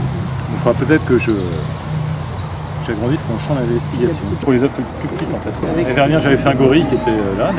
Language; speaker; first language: French; native; French